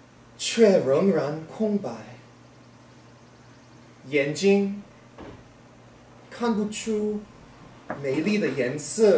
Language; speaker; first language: Chinese; non-native, learner; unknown